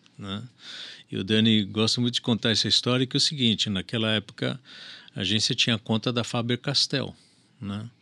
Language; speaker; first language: Portuguese; early bilingual, other home language; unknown